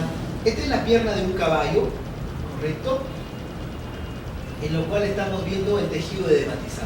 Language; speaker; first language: Spanish; native; Spanish